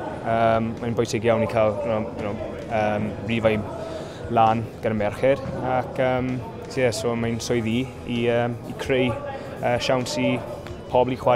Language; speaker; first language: Welsh; non-native, local second language; English